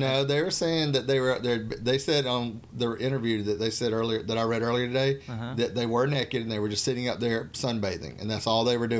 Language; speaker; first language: English; native; English